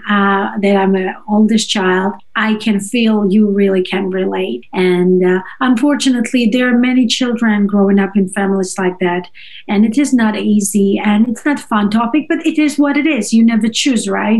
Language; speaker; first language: English; non-native, fluent; Russian